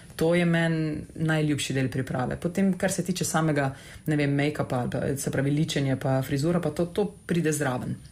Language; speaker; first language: Slovenian; native; Slovenian